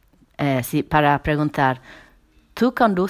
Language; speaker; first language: Spanish; non-native, fluent; English